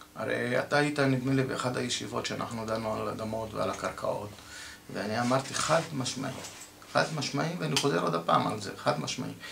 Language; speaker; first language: Hebrew; non-native, local second language; Arabic